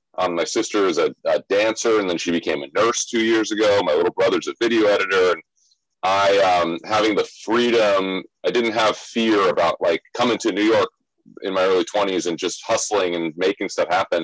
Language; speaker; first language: English; native; English